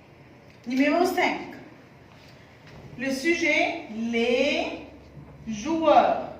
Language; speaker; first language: French; non-native, fluent; Arabic